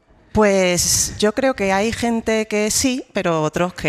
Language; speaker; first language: Spanish; native; Spanish